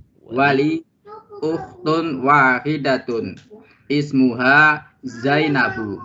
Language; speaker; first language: Arabic; non-native, learner; Indonesian